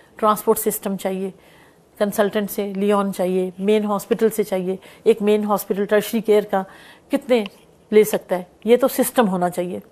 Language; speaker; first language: Urdu; non-native, local second language; Punjabi